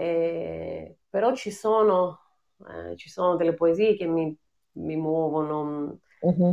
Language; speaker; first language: Italian; non-native, fluent; Greek